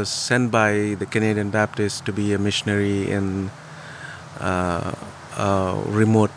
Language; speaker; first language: English; non-native, local second language; Telugu